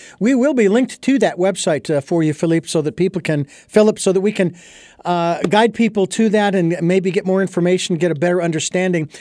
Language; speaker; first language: English; native; English